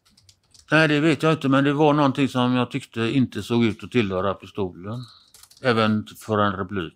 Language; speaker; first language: Swedish; native; Swedish